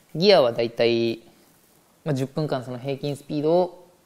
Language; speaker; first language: Japanese; native; Japanese